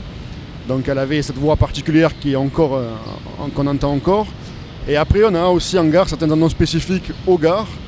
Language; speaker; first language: French; native; French